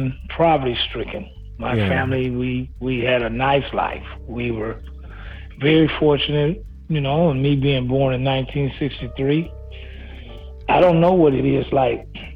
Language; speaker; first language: English; native; English